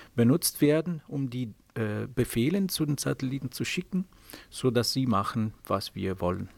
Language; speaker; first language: German; non-native, fluent; Italian